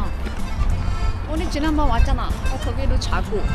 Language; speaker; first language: Korean; non-native, learner; Chinese